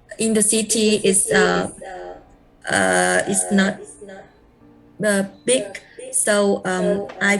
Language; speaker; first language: English; non-native, learner; Vietnamese